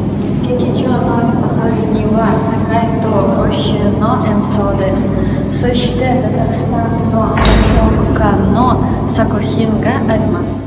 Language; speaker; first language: Japanese; non-native, learner; Russian